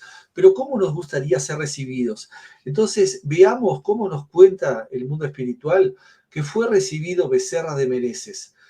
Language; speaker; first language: Spanish; native; Spanish